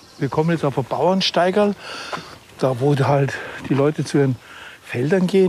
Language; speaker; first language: German; native; German